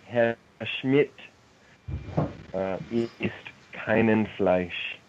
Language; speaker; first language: German; non-native, learner; English